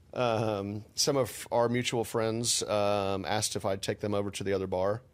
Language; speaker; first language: English; native; English